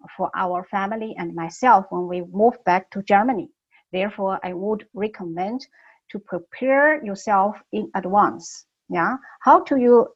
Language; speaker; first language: English; non-native, fluent; Chinese